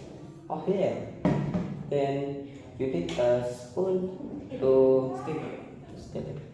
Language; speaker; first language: English; non-native, learner; Indonesian